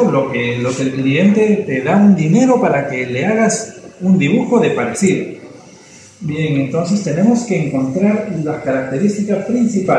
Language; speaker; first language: Spanish; native; Spanish